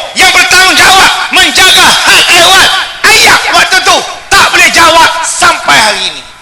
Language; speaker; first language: Malay; native; Malay